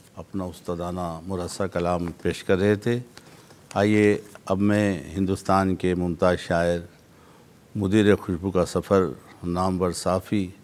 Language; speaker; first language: Hindi; non-native, local second language; Urdu